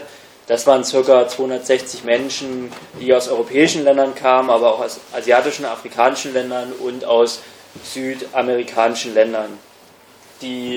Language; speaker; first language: German; native; German